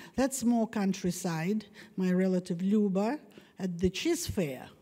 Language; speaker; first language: English; non-native, fluent; Russian